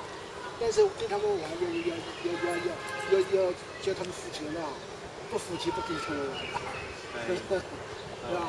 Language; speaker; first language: Chinese; native; Chinese